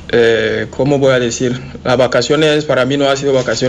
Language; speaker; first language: Spanish; non-native, fluent; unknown